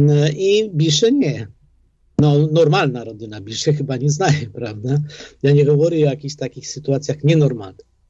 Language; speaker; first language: Polish; non-native, fluent; Ukrainian